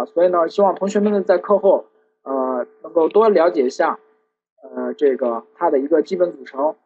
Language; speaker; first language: Chinese; native; Chinese